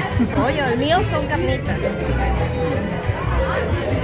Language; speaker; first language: Spanish; native; Spanish